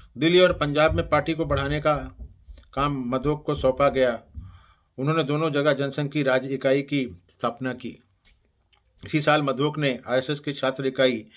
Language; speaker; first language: Hindi; native; Hindi